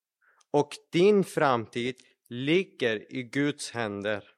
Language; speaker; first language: Swedish; non-native, fluent; Persian